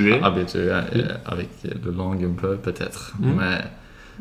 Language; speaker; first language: French; non-native, learner; Swedish